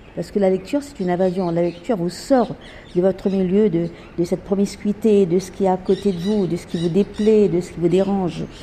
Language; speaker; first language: French; native; French